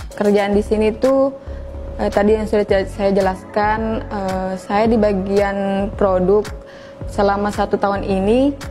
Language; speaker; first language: Indonesian; native; Indonesian